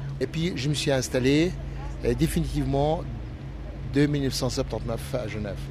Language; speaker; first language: French; non-native, fluent; Arabic